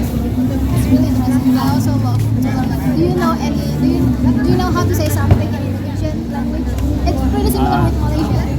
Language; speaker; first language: English; non-native, fluent; Indonesian